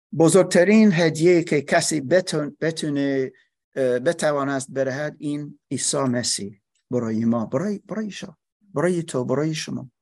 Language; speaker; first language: Persian; non-native, learner; English